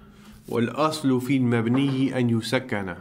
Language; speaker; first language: Arabic; non-native, fluent; Dutch